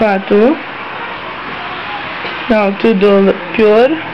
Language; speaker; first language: Romanian; early bilingual, heritage; Romanian